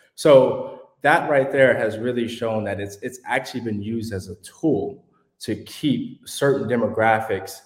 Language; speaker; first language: English; native; English